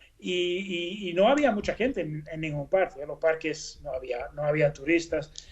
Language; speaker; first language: Spanish; non-native, fluent; Dutch